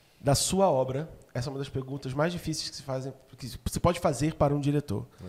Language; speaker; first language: Portuguese; native; Portuguese